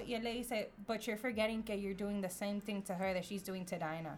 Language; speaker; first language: English; non-native, local second language; Spanish